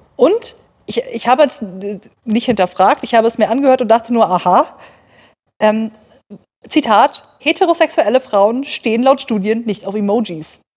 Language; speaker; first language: German; native; German